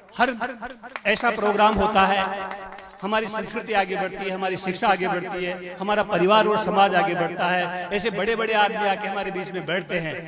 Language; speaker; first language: Hindi; native; Hindi